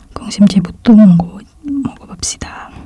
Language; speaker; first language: Korean; non-native, fluent; Indonesian